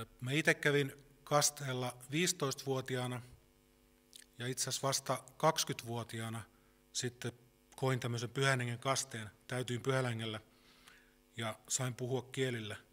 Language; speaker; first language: Finnish; native; Finnish